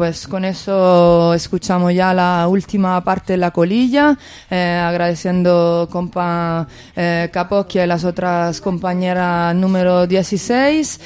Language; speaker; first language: Spanish; native; Spanish